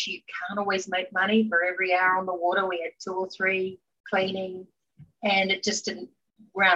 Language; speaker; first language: English; native; English